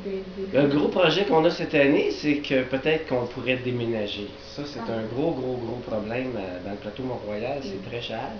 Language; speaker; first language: French; native; French